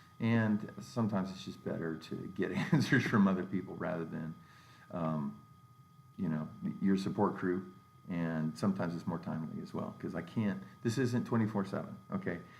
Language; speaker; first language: English; native; English